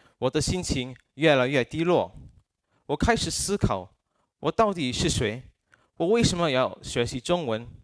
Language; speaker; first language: Chinese; non-native, local second language; English